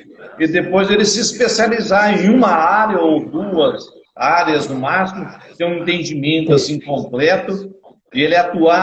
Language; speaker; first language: Portuguese; native; Portuguese